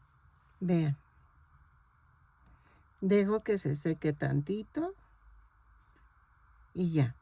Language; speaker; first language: Spanish; native; Spanish